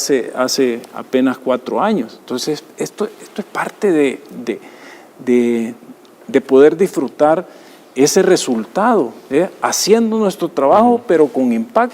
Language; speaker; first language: Spanish; native; Spanish